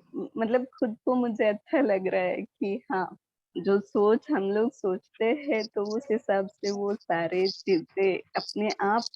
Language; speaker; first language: Hindi; non-native, local second language; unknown